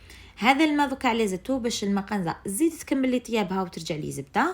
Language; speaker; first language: Arabic; native; Arabic